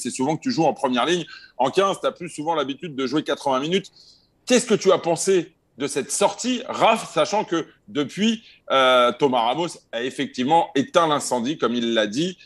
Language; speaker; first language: French; native; French